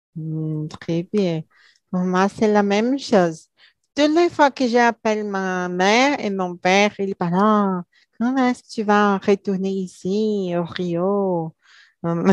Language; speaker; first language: French; non-native, learner; Portuguese